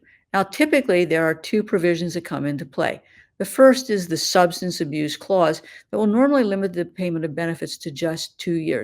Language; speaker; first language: English; native; English